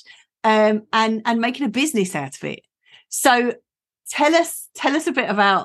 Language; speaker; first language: English; native; English